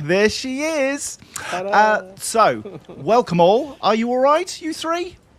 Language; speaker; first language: English; native; English